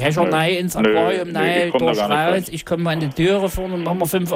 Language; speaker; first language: German; native; German